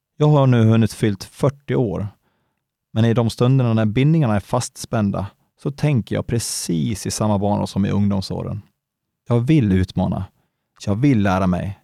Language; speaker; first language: Swedish; native; Swedish